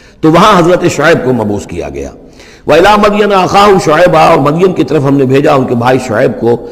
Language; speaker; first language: Urdu; native; Urdu